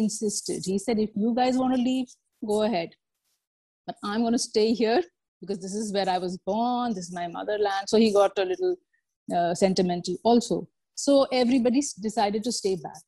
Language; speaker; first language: English; non-native, local second language; Kashmiri